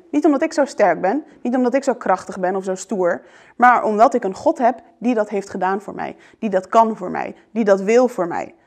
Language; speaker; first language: Dutch; early bilingual, other home language; Arabic